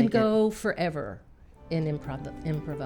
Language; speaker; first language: English; native; English